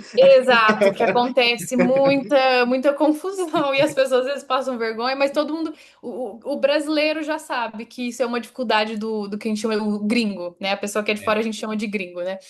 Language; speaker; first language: Portuguese; native; Portuguese